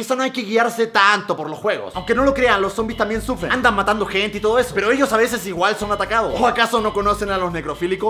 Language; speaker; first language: Spanish; native; Spanish